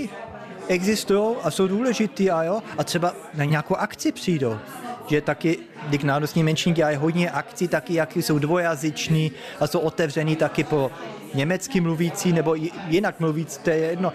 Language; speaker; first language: Czech; early bilingual, heritage; Czech